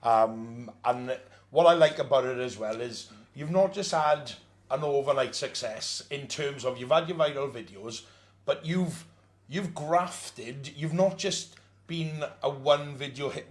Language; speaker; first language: English; native; English